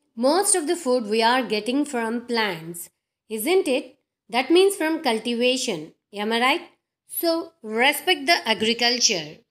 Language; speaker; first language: English; non-native, local second language; Telugu